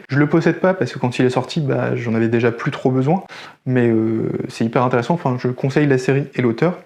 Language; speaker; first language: French; native; French